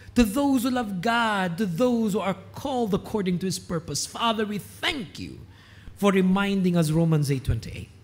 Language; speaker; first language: English; non-native, local second language; Filipino